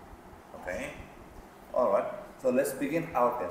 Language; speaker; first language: English; non-native, fluent; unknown